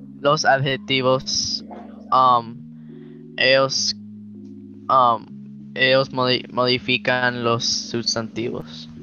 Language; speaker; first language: Spanish; early bilingual, heritage; Spanish